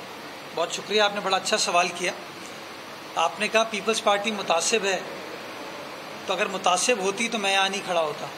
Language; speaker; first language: Urdu; native; Urdu